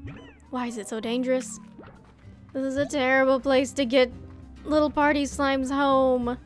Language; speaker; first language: English; native; English